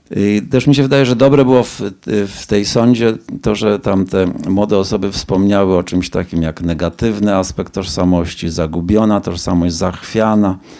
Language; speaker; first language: Polish; native; Polish